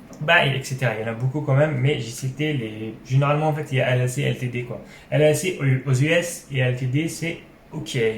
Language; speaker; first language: French; non-native, local second language; Arabic